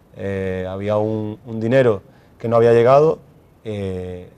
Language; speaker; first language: Spanish; native; Spanish